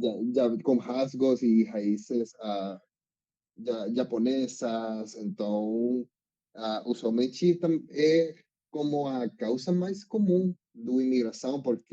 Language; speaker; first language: Portuguese; non-native, learner; Spanish